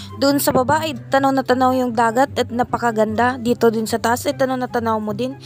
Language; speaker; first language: Filipino; non-native, local second language; Cebuano